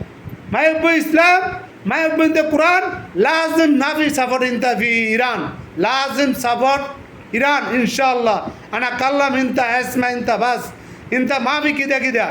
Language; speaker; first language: Arabic; non-native, learner; Bangla